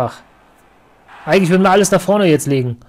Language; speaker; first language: German; native; German